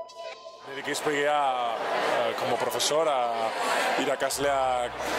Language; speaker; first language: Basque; non-native, learner; Spanish